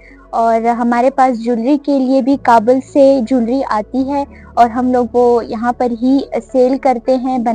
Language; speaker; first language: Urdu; non-native, local second language; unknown